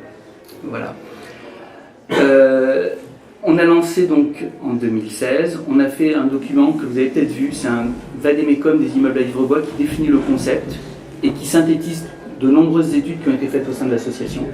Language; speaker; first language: French; native; French